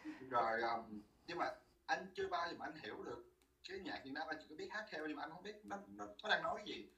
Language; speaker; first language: Vietnamese; early bilingual, heritage; Vietnamese